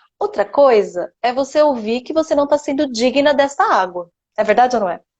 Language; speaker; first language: Portuguese; non-native, local second language; Japanese